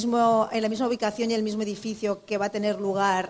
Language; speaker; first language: Spanish; native; Spanish